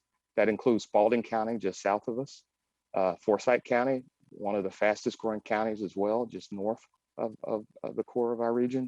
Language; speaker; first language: English; native; English